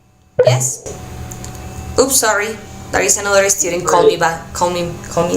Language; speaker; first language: English; non-native, fluent; Spanish